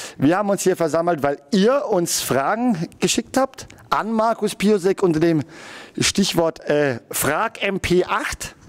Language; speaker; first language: German; native; German